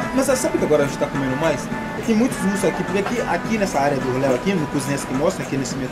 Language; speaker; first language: Portuguese; native; Portuguese